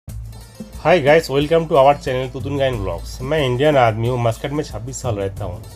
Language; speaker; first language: Hindi; non-native, local second language; Bangla